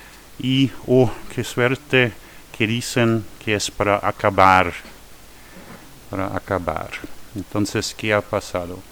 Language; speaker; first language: Spanish; non-native, learner; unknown